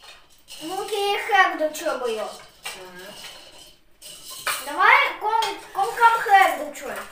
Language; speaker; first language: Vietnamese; early bilingual, heritage; Russian